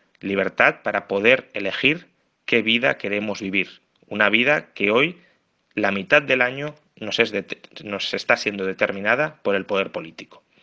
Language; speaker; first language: Spanish; native; Spanish